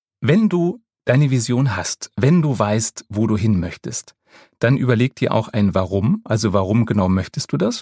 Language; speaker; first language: German; native; German